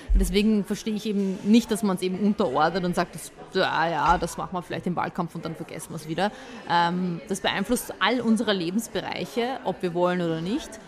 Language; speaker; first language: German; early bilingual, other home language; Bosnian